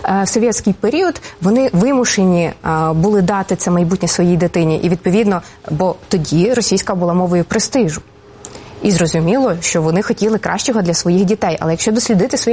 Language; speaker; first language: Ukrainian; native; Ukrainian